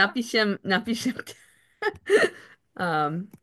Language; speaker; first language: Slovak; non-native, learner; English